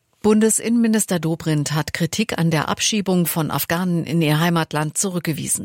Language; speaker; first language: German; native; German